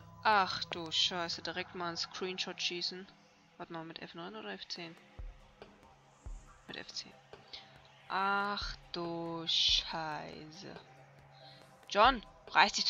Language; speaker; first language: German; native; German